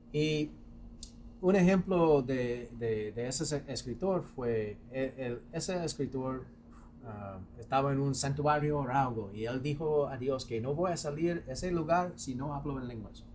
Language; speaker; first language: Spanish; non-native, fluent; English